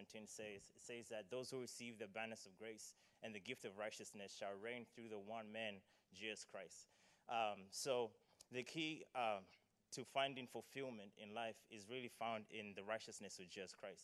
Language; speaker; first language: English; non-native, local second language; Nyanja